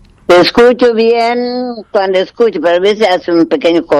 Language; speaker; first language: Spanish; non-native, fluent; Portuguese